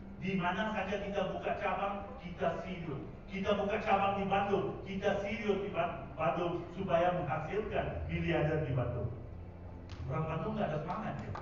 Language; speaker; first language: Indonesian; non-native, fluent; Tamil